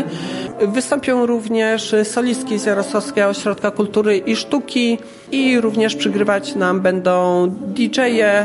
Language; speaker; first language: Polish; native; Polish